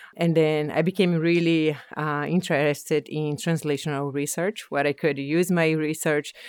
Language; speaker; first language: English; non-native, fluent; Portuguese